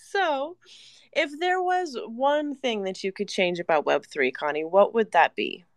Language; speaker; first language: English; native; English